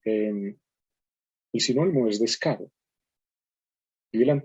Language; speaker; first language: Spanish; native; Spanish